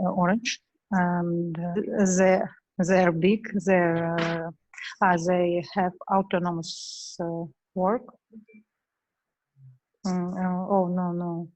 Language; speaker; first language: English; non-native, learner; Russian